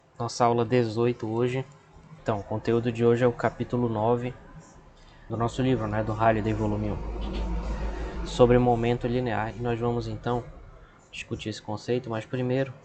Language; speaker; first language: Portuguese; native; Portuguese